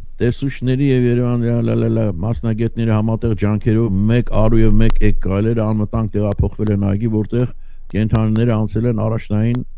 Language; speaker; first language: Armenian; native; Armenian